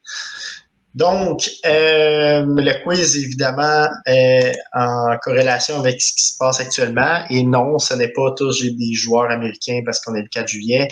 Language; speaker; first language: French; native; French